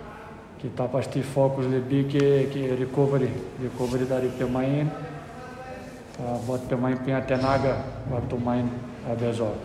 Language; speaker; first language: Indonesian; non-native, learner; Portuguese